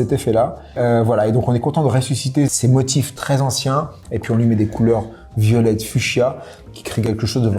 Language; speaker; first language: French; native; French